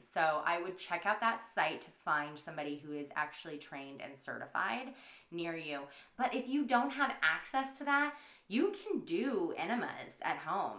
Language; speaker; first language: English; native; English